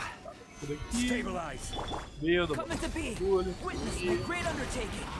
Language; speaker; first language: Portuguese; native; Portuguese